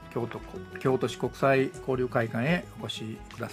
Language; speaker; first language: Japanese; native; Japanese